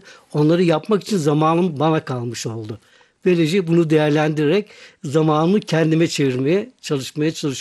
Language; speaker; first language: Turkish; native; Turkish